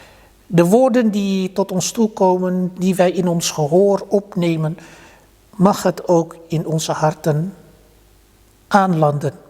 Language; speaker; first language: Dutch; early bilingual, other home language; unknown